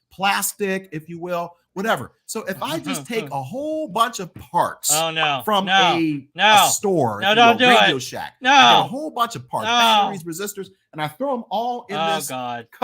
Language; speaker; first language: English; native; English